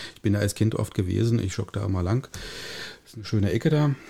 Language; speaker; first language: German; native; German